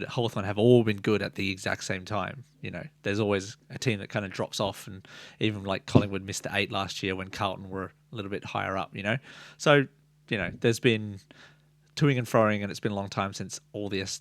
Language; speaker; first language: English; native; English